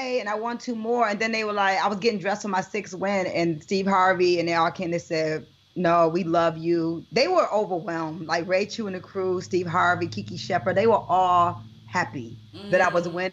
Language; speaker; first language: English; native; English